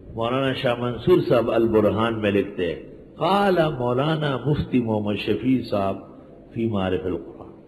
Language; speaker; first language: Urdu; non-native, local second language; Pashto